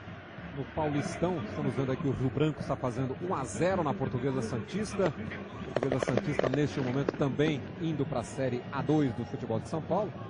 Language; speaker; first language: Portuguese; native; Portuguese